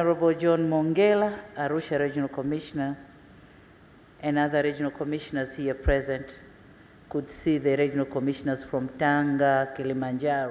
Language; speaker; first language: English; non-native, local second language; Swahili